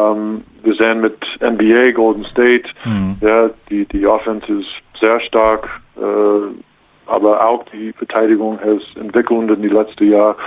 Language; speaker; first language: German; non-native, learner; English